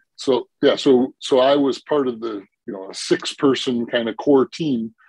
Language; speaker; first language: English; native; English